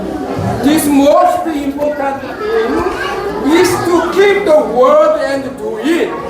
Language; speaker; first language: English; non-native, learner; Korean